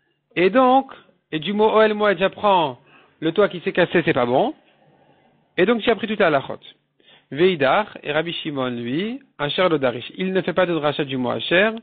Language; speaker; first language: French; native; French